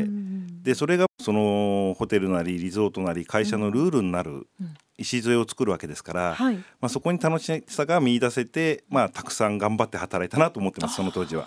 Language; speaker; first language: Japanese; native; Japanese